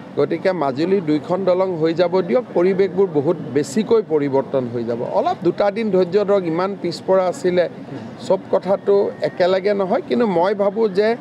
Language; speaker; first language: Assamese; native; Assamese